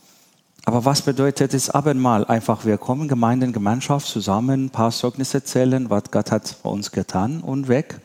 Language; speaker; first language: German; non-native, learner; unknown